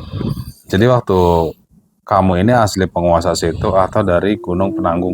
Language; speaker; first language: Indonesian; native; Indonesian